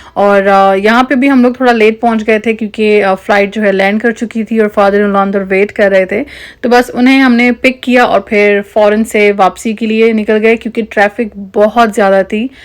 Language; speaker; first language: Urdu; native; Urdu